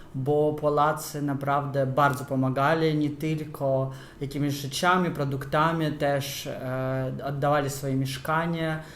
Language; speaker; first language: Polish; non-native, fluent; Ukrainian